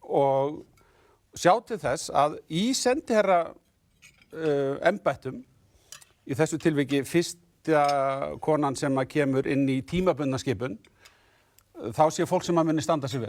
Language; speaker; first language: Icelandic; native; Icelandic